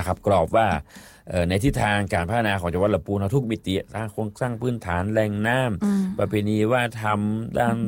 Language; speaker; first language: Thai; non-native, local second language; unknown